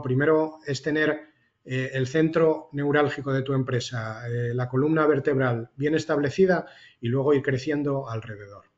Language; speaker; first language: Spanish; native; Spanish